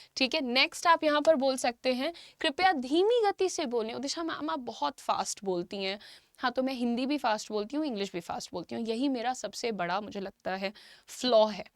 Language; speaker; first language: Hindi; native; Hindi